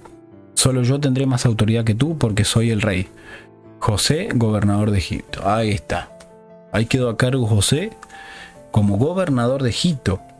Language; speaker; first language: Spanish; native; Spanish